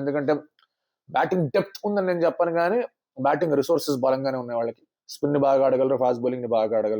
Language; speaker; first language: Telugu; native; Telugu